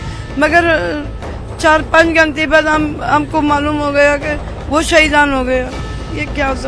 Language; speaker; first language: Hindi; non-native, fluent; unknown